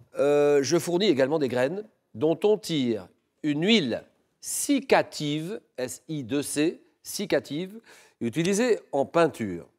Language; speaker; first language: French; native; French